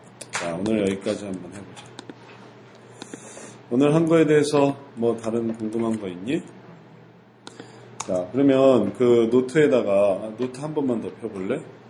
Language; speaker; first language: Korean; native; Korean